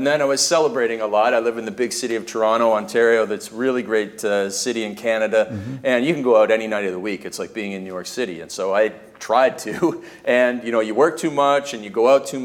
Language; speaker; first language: English; native; English